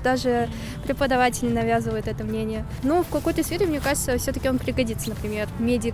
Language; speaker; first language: Russian; native; Russian